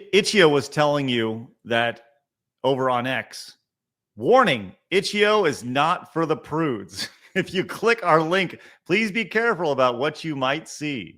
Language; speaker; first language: English; native; English